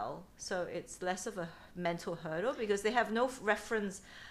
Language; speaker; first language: English; non-native, local second language; Cantonese